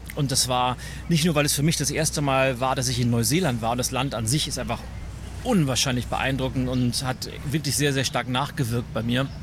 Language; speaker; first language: German; native; German